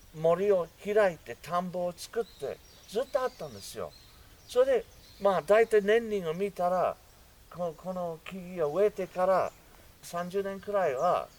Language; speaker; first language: Japanese; non-native, fluent; English